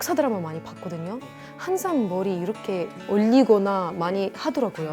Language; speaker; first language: Korean; non-native, fluent; Arabic